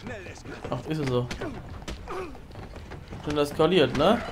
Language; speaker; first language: German; native; German